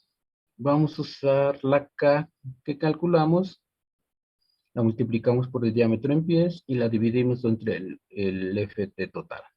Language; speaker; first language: Spanish; native; Spanish